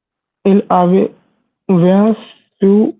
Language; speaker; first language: French; non-native, learner; Hindi